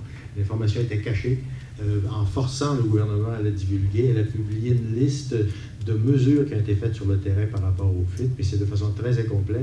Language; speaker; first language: French; native; French